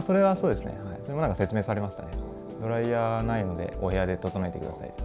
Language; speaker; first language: Japanese; native; Japanese